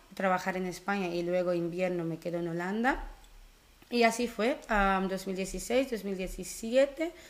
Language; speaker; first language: Spanish; early bilingual, other home language; Dutch